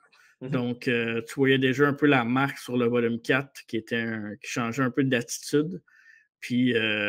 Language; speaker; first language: French; native; French